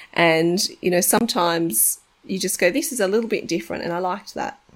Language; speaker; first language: English; native; English